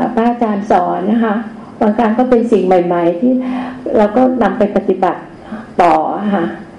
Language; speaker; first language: Thai; native; Thai